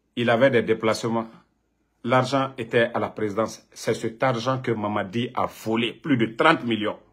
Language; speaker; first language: French; non-native, local second language; Mandingo